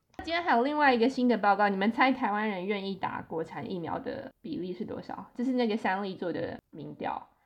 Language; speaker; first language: Chinese; native; Chinese